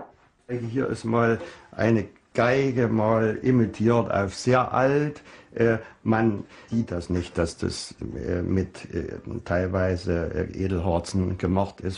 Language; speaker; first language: German; native; German